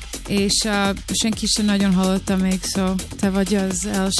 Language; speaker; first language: Hungarian; early bilingual, heritage; Hungarian